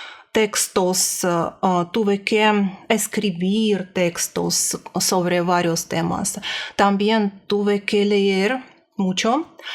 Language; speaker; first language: Spanish; non-native, learner; Russian